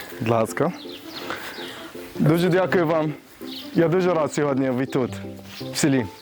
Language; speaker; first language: Ukrainian; non-native, learner; Arabic